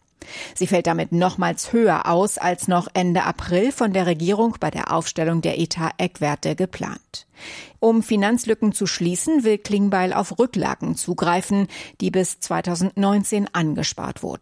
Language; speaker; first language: German; native; German